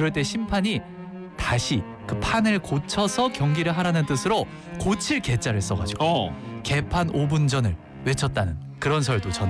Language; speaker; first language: Korean; native; Korean